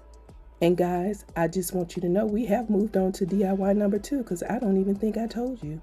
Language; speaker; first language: English; native; English